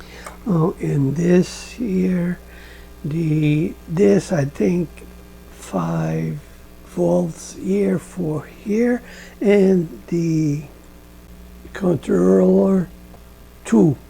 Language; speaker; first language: English; non-native, learner; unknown